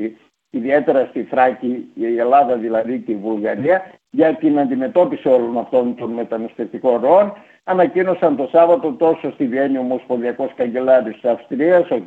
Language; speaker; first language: Greek; native; Greek